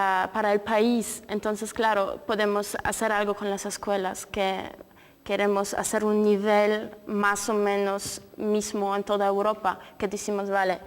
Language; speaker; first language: Spanish; non-native, fluent; Polish